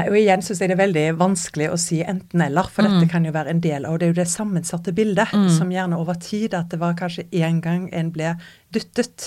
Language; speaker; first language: Norwegian; native; Norwegian